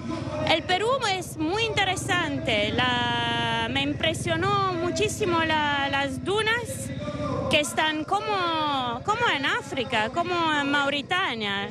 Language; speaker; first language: Spanish; non-native, learner; Italian